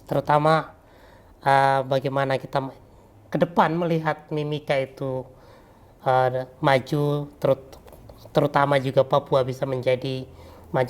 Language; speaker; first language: Malay; native; Malay